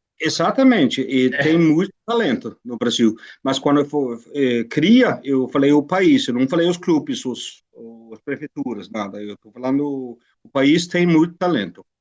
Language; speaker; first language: Portuguese; non-native, fluent; Danish